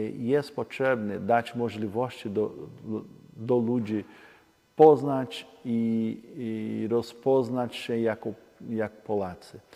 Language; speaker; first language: Polish; non-native, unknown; Portuguese